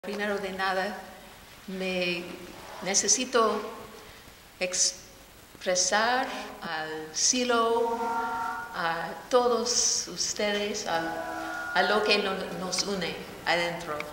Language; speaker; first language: Spanish; non-native, fluent; English